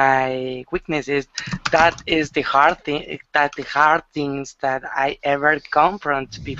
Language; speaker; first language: English; non-native, learner; Spanish